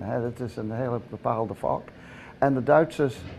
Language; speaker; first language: Dutch; early bilingual, heritage; Dutch